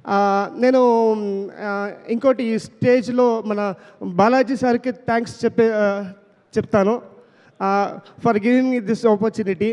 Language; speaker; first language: Telugu; non-native, learner; Kannada